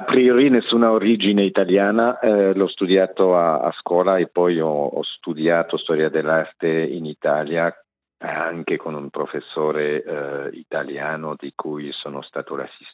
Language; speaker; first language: Italian; non-native, local second language; French